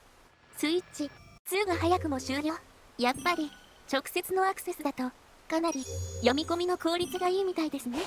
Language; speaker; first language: Japanese; native; Japanese